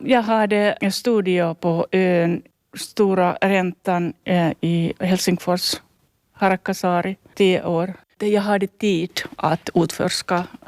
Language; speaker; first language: Swedish; non-native, local second language; Finnish